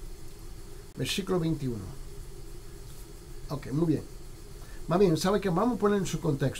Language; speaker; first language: Spanish; early bilingual, heritage; Spanish